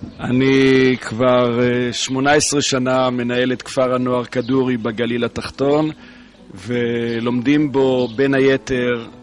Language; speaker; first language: Hebrew; native; Hebrew